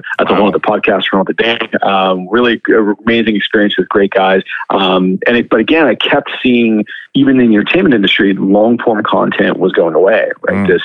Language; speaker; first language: English; native; English